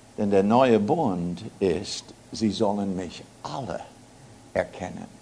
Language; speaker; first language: German; non-native, fluent; English